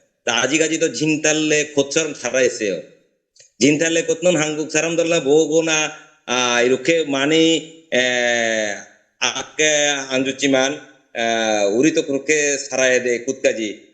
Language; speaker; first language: Korean; non-native, learner; Bangla